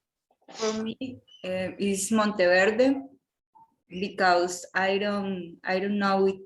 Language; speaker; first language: English; non-native, learner; Spanish